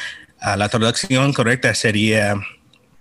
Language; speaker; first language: Spanish; non-native, fluent; English